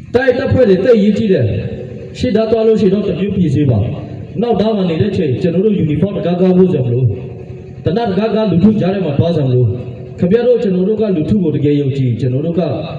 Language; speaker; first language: Burmese; non-native, local second language; Western Kayah